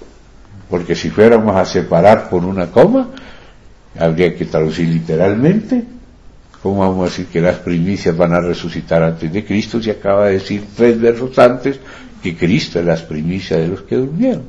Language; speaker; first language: Spanish; native; Spanish